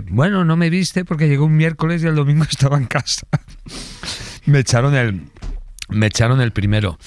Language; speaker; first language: Spanish; native; Spanish